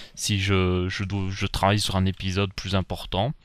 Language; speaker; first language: French; native; French